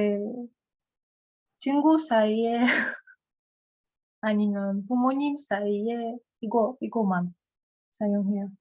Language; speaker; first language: Korean; non-native, learner; Russian